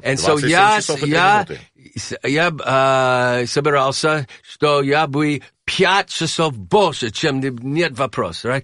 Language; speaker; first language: Russian; non-native, learner; English